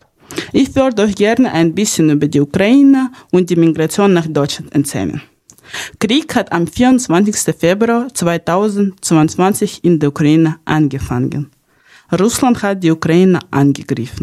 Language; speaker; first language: German; non-native, fluent; Ukrainian